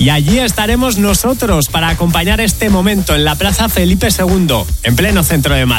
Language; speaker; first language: Spanish; native; Spanish